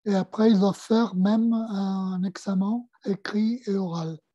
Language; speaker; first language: French; non-native, fluent; Spanish